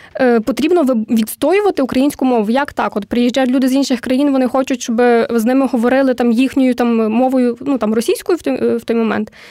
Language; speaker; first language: Ukrainian; native; Ukrainian